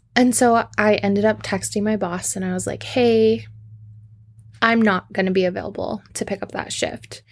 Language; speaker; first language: English; native; English